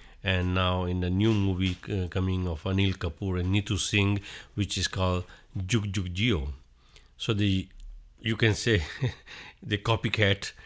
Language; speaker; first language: English; non-native, local second language; Hindi